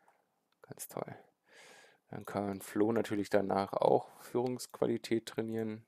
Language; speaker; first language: German; native; German